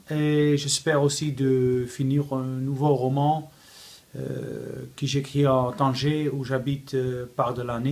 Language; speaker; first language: French; non-native, fluent; Riffian